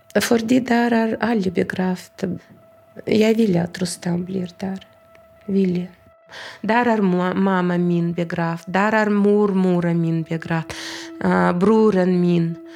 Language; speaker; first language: Norwegian; non-native, learner; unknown